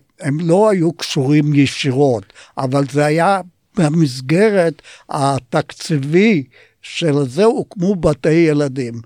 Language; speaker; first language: Hebrew; non-native, fluent; Polish